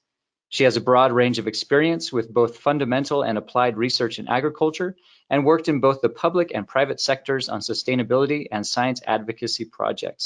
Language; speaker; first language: English; native; English